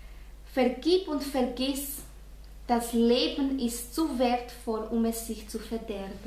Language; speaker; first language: German; non-native, fluent; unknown